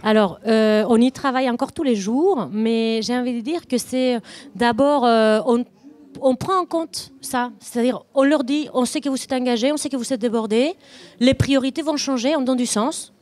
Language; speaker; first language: French; non-native, fluent; Spanish